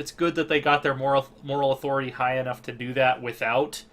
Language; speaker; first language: English; native; English